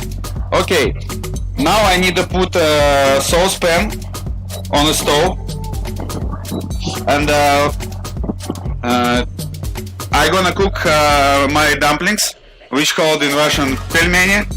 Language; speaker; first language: English; non-native, learner; Russian